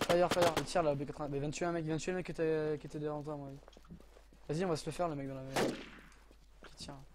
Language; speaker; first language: French; native; French